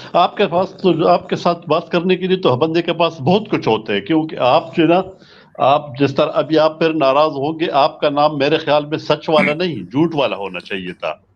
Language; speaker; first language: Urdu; non-native, local second language; Punjabi